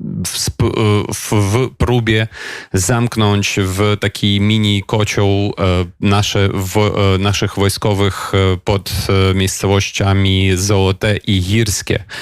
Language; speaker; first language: Polish; non-native, fluent; Ukrainian